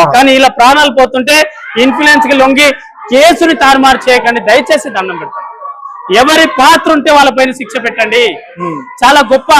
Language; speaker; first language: Telugu; non-native, local second language; Lambadi